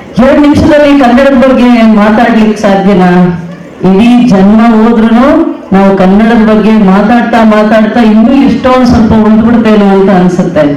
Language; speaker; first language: Kannada; native; Kannada